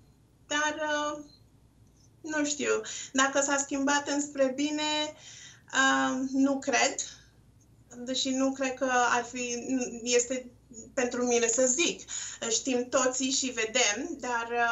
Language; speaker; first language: Romanian; non-native, local second language; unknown